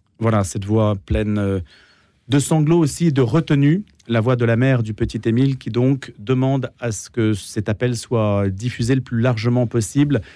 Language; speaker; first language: French; native; French